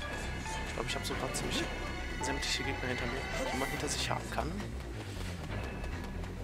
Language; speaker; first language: German; native; German